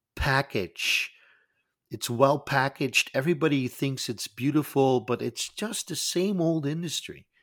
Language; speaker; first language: English; non-native, fluent; Dutch